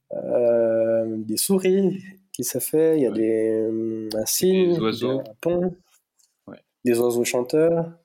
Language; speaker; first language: French; native; French